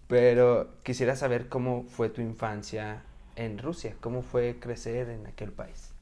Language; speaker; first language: Spanish; native; Spanish